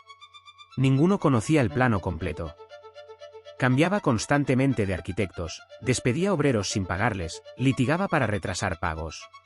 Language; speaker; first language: Spanish; native; Spanish